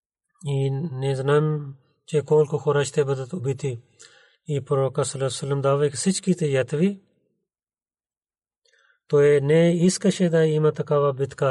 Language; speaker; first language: Bulgarian; non-native, learner; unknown